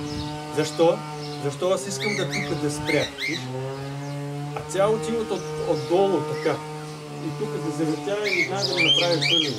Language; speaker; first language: Bulgarian; non-native, learner; Russian